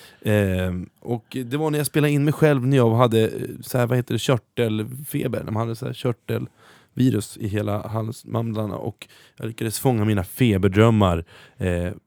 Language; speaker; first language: Swedish; native; Swedish